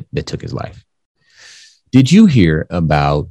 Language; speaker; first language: English; native; English